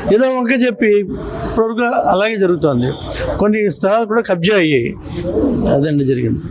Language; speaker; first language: Telugu; native; Telugu